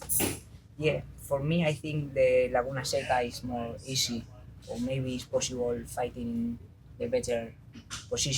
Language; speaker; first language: English; non-native, learner; Spanish